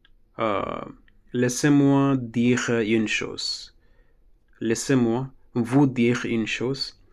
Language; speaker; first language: French; non-native, learner; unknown